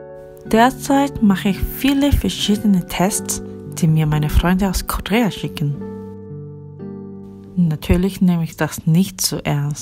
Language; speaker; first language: German; non-native, fluent; Korean